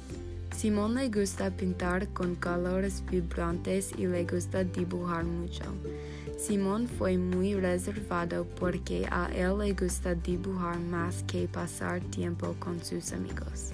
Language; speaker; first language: Spanish; non-native, learner; English